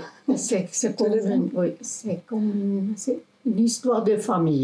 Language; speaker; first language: French; non-native, local second language; German